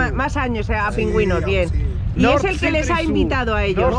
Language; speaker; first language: Spanish; native; Spanish